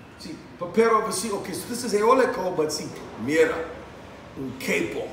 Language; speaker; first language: Spanish; non-native, learner; English